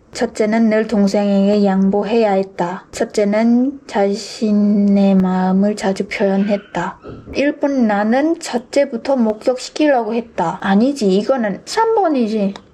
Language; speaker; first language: Korean; non-native, fluent; Khmer